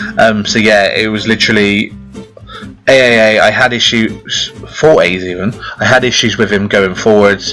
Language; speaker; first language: English; native; English